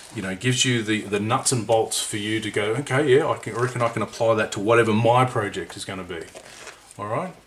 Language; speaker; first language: English; native; English